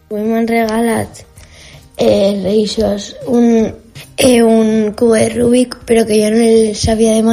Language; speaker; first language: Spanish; non-native, local second language; Catalan